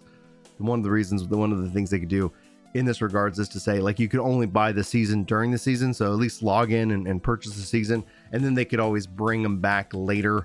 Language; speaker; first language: English; native; English